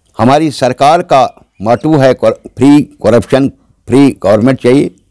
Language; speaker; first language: Hindi; non-native, local second language; Kashmiri